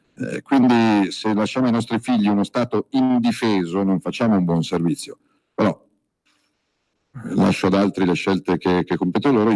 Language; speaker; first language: Italian; native; Italian